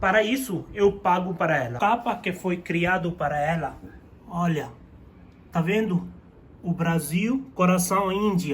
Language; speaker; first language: Portuguese; non-native, learner; Hindi